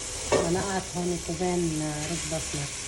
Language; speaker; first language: Arabic; native; Arabic